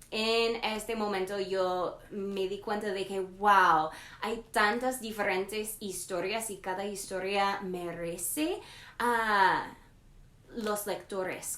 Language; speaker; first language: Spanish; non-native, learner; English